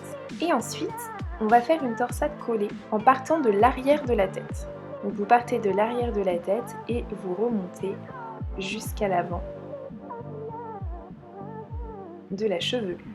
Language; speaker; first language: French; native; French